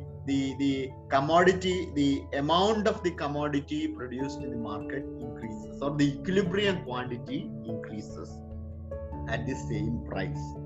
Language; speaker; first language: English; non-native, local second language; Malayalam